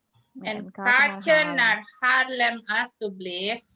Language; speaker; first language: Dutch; non-native, learner; Indonesian